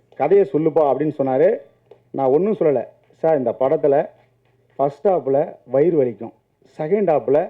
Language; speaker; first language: Tamil; native; Tamil